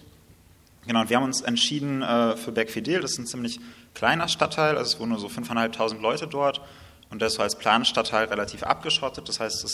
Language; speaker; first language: German; native; German